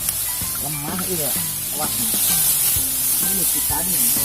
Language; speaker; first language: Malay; non-native, local second language; Sundanese